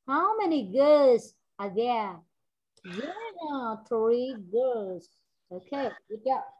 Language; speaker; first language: English; non-native, fluent; Vietnamese